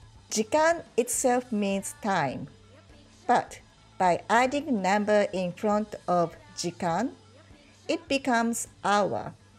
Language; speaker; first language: English; non-native, fluent; Japanese